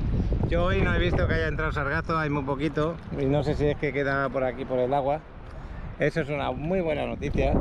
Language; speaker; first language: Spanish; native; Spanish